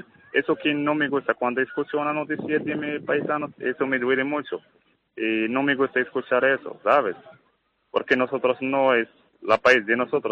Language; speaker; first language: Spanish; non-native, learner; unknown